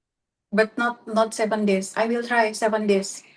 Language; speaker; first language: English; non-native, learner; Indonesian